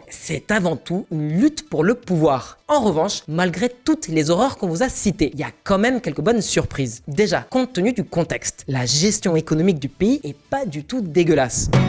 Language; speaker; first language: French; native; French